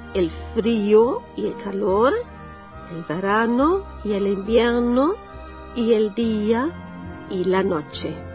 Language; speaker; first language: Spanish; non-native, fluent; German